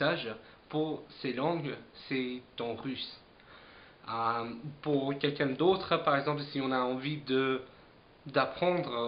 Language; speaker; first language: French; non-native, fluent; English